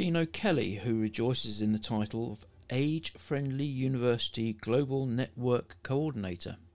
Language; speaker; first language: English; native; English